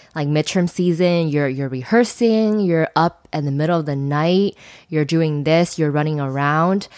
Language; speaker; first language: English; non-native, fluent; Chinese